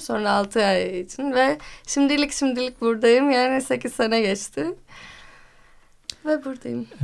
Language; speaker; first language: Turkish; non-native, fluent; Greek